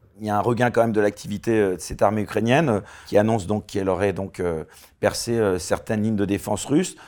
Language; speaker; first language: French; native; French